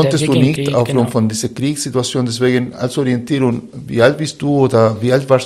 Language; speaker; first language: German; non-native, fluent; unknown